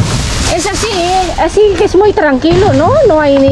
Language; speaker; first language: Spanish; non-native, learner; Filipino